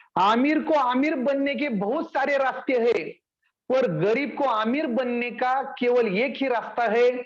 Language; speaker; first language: Hindi; non-native, local second language; Marathi